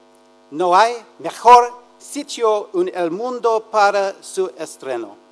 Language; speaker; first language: Spanish; non-native, learner; English